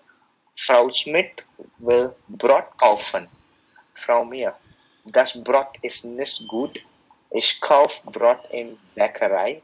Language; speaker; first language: German; non-native, learner; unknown